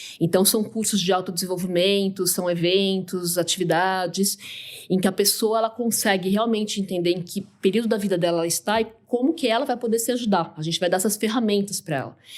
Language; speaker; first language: Portuguese; native; Portuguese